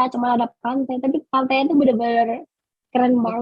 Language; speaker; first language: Indonesian; native; Indonesian